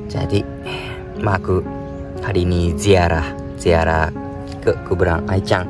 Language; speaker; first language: Indonesian; non-native, fluent; Japanese